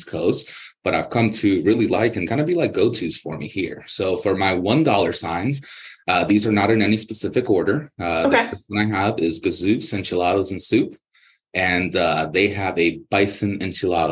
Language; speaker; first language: English; native; English